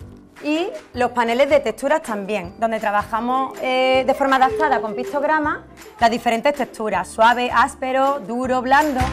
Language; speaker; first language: Spanish; native; Spanish